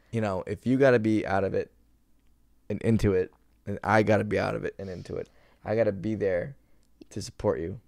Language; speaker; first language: English; native; English